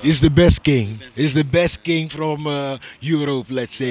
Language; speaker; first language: English; non-native, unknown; Dutch